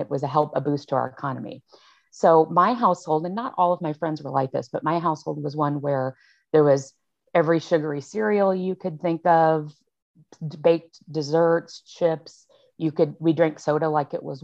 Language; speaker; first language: English; native; English